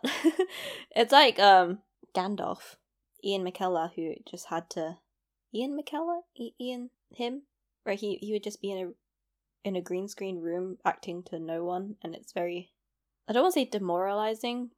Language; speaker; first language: English; native; English